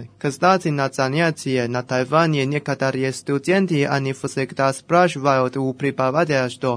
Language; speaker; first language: Russian; non-native, fluent; Chinese